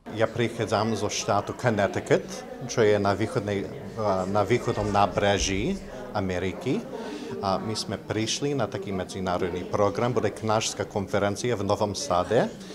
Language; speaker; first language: Slovak; early bilingual, heritage; Slovak